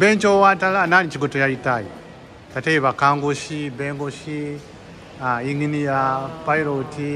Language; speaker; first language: Japanese; non-native, learner; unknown